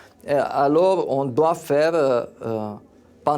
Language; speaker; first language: French; non-native, fluent; Romanian